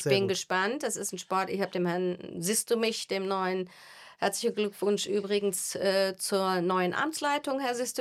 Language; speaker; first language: German; native; German